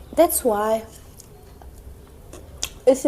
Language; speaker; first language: Hindi; non-native, local second language; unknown